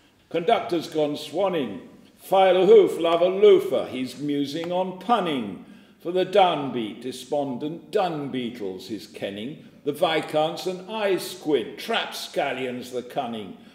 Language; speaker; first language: English; native; English